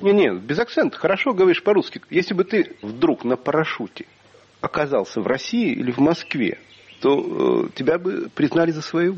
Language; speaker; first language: Russian; native; Russian